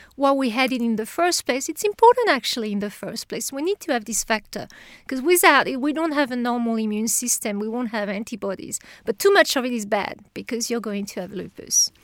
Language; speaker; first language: English; non-native, fluent; French